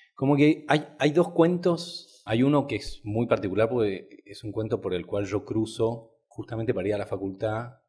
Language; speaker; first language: Spanish; native; Spanish